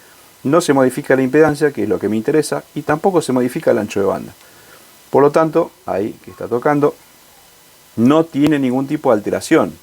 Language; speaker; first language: Spanish; native; Spanish